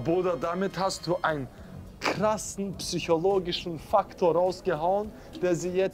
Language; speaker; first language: German; native; German